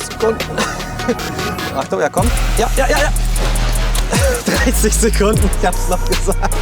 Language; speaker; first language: German; native; German